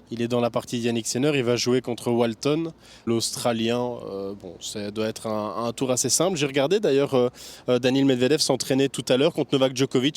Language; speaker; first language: French; native; French